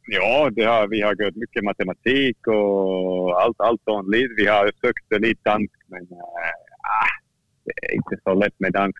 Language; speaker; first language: Swedish; non-native, fluent; Finnish